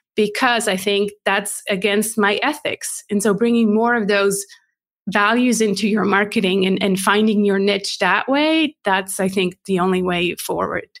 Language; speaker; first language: English; non-native, fluent; Swiss German